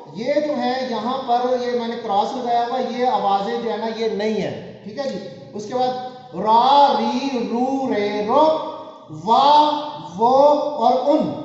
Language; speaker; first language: Urdu; native; Urdu